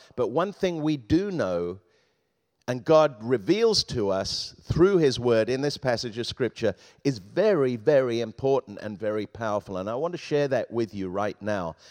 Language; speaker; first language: English; native; English